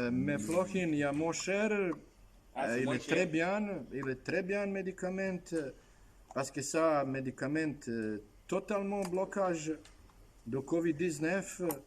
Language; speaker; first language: French; non-native, learner; Russian